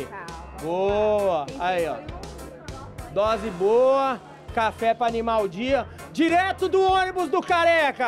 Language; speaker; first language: Portuguese; native; Portuguese